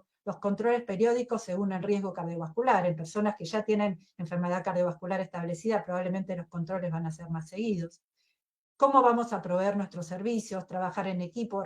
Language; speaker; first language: Spanish; native; Spanish